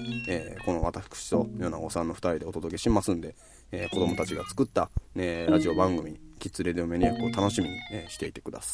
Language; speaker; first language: Japanese; native; Japanese